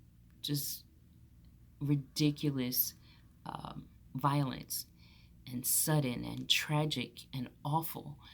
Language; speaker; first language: English; native; English